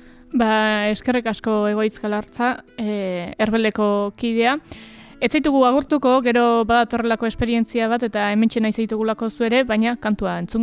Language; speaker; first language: Basque; native; Basque